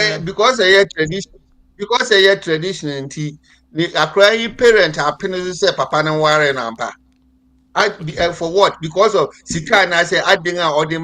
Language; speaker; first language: English; non-native, local second language; Akan